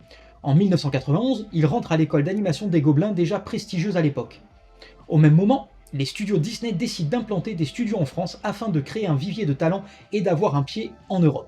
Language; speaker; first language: French; native; French